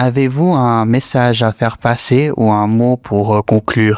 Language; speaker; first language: French; native; French